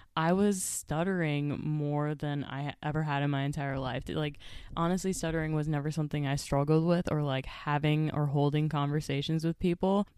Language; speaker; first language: English; native; English